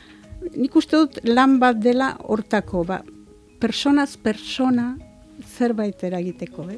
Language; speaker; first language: Basque; non-native, local second language; Spanish